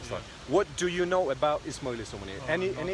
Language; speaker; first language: English; non-native, learner; Tajik